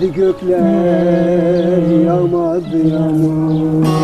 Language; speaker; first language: Turkish; native; Turkish